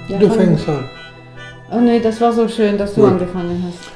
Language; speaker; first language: German; non-native, fluent; Italian